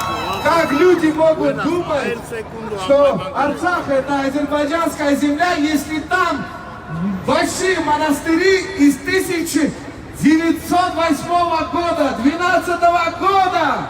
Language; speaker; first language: Russian; non-native, local second language; Armenian